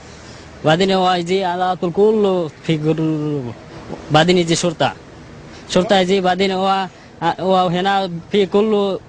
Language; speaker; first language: Arabic; non-native, learner; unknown